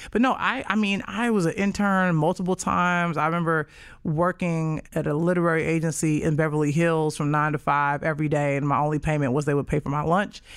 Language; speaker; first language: English; native; English